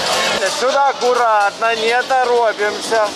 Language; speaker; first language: Russian; native; Russian